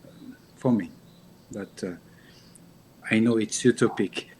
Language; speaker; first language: English; non-native, learner; French